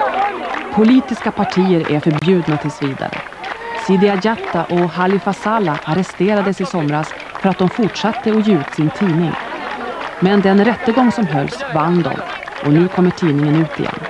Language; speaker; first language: Swedish; native; Swedish